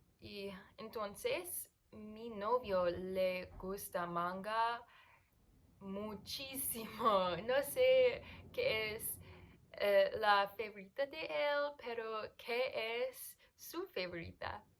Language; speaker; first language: Spanish; non-native, learner; English